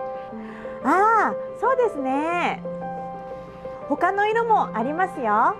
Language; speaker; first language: Japanese; non-native, fluent; Korean